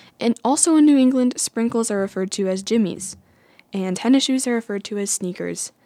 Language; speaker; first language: English; native; English